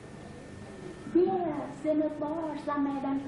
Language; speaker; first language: French; non-native, learner; English